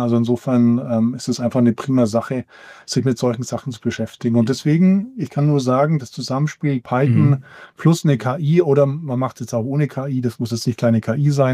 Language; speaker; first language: German; native; German